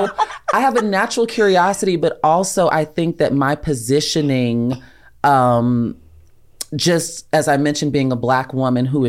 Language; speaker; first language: English; native; English